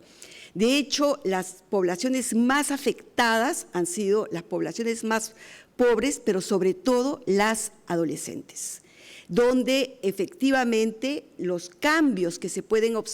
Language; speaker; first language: Spanish; native; Spanish